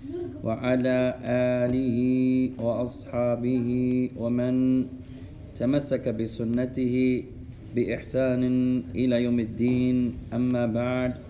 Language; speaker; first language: Arabic; non-native, fluent; English